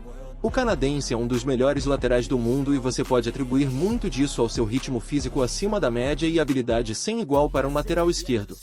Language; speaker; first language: Portuguese; native; Portuguese